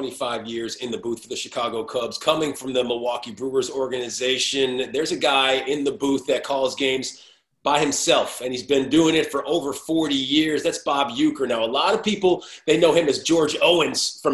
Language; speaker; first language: English; native; English